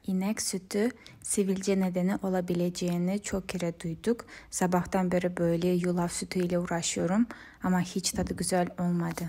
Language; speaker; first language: Turkish; non-native, fluent; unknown